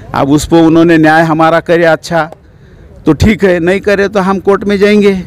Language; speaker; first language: Hindi; non-native, local second language; Urdu